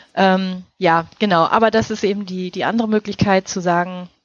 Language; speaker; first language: German; native; German